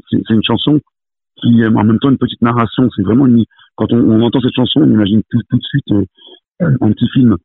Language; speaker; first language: French; native; French